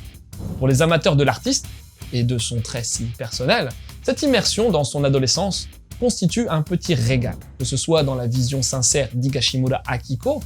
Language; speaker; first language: French; native; French